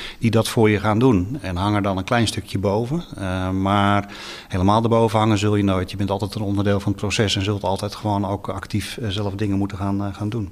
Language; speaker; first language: Dutch; native; Dutch